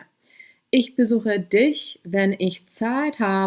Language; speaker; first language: German; non-native, fluent; English